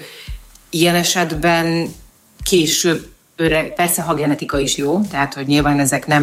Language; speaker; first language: Hungarian; native; Hungarian